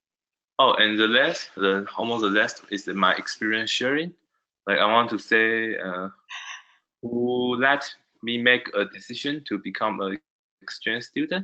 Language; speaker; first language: English; non-native, learner; Chinese